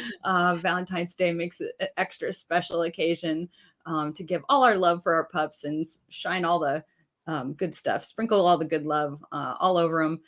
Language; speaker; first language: English; native; English